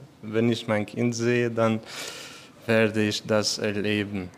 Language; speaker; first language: German; non-native, fluent; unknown